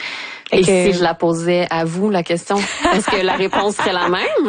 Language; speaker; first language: French; native; French